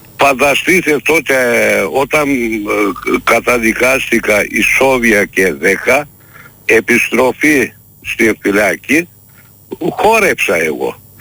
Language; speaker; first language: Greek; non-native, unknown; Turkish